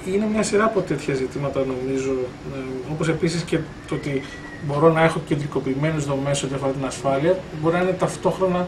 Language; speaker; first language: Greek; native; Greek